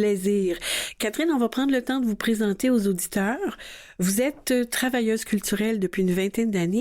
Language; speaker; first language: French; native; French